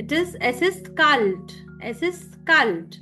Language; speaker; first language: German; non-native, fluent; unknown